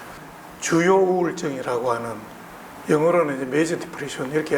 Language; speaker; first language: Korean; native; Korean